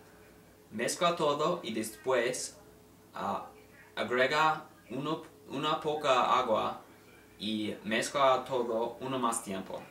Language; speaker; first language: Spanish; non-native, learner; English